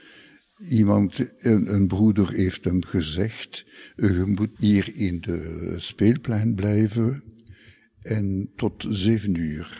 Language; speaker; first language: Dutch; non-native, local second language; French